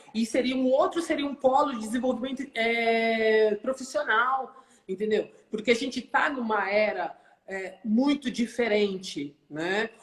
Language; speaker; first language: Portuguese; native; Portuguese